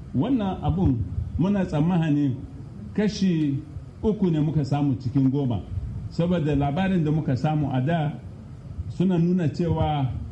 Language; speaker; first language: Hausa; native; Hausa